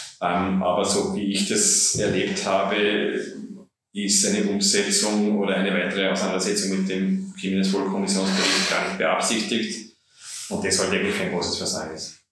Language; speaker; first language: German; native; German